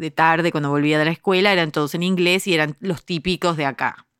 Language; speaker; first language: Spanish; early bilingual, heritage; Spanish